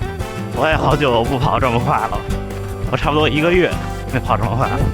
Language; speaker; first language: Chinese; native; Chinese